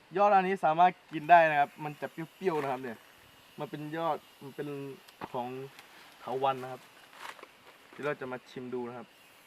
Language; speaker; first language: Thai; non-native, local second language; Akha